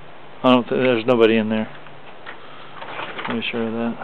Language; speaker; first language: English; native; English